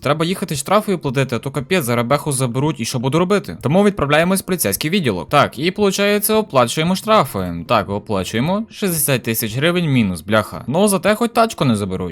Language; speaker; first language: Ukrainian; native; Ukrainian